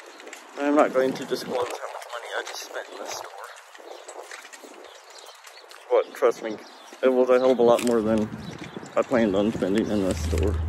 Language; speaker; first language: English; native; English